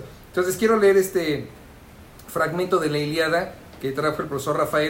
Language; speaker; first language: Spanish; native; Spanish